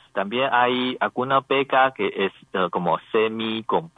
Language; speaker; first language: Spanish; non-native, learner; Chinese